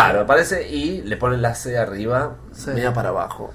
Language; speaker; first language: Spanish; native; Spanish